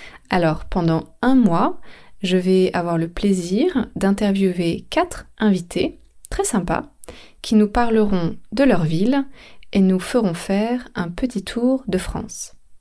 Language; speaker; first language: French; native; French